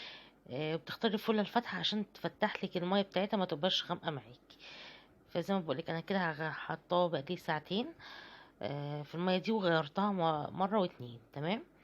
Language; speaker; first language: Arabic; native; Arabic